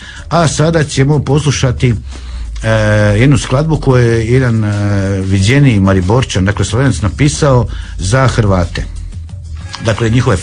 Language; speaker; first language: Croatian; native; Croatian